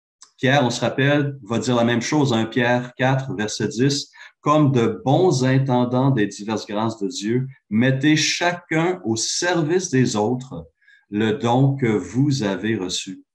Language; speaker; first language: French; native; French